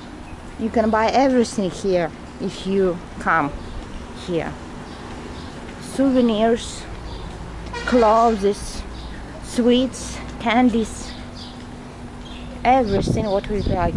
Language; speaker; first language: English; non-native, learner; Russian